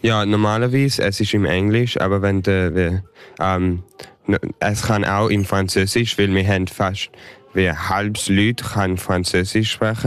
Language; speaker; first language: German; early bilingual, heritage; English